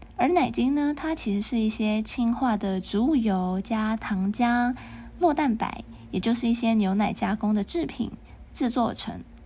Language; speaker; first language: Chinese; non-native, local second language; Cantonese